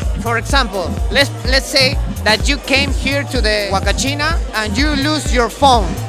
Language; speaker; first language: English; non-native, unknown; Spanish